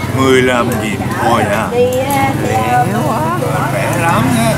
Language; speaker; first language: Vietnamese; non-native, learner; Japanese